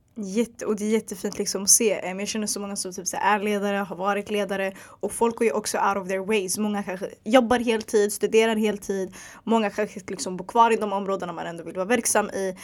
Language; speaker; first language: Swedish; early bilingual, other home language; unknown